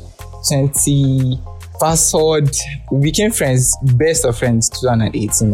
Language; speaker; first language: English; non-native, local second language; Yoruba